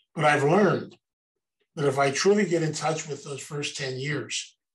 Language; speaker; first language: English; native; English